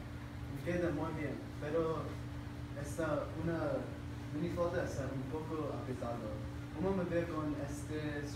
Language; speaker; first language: Spanish; non-native, learner; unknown